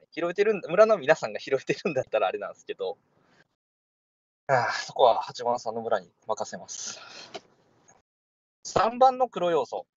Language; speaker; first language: Japanese; native; Japanese